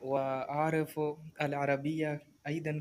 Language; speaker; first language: Arabic; non-native, learner; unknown